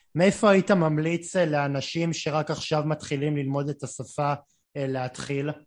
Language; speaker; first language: Hebrew; native; Hebrew